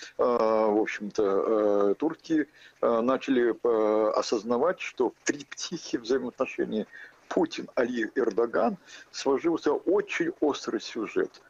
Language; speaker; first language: Russian; native; Russian